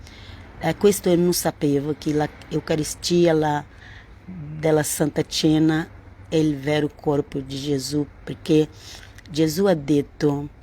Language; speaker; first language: Italian; non-native, learner; Portuguese